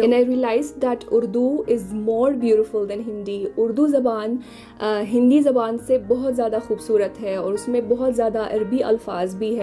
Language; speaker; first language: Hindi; non-native, fluent; Arabic